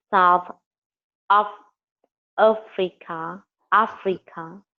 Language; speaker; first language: English; non-native, learner; Vietnamese